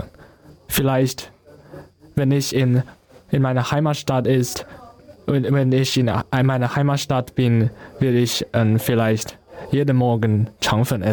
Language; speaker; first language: German; non-native, learner; Chinese